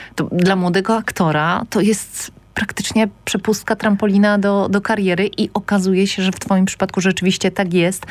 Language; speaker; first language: Polish; native; Polish